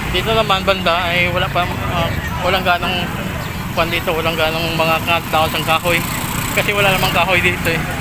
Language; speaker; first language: Filipino; native; Filipino